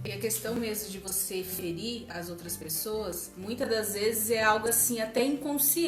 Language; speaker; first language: Portuguese; native; Portuguese